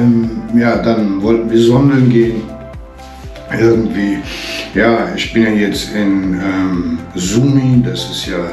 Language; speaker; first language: German; native; German